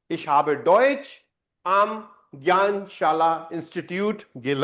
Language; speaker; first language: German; non-native, fluent; Hindi